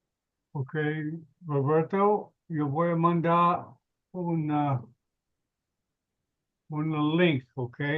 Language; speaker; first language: Spanish; non-native, learner; English